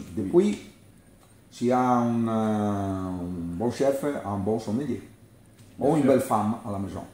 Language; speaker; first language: French; non-native, learner; Italian